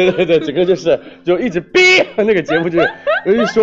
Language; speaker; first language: Chinese; native; Chinese